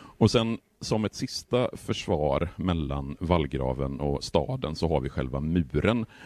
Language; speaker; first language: Swedish; native; Swedish